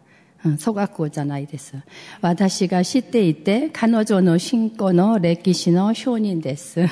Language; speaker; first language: Japanese; non-native, fluent; Korean